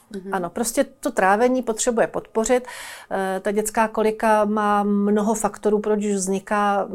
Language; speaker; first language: Czech; native; Czech